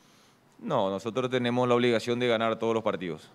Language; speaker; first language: Portuguese; non-native, learner; Spanish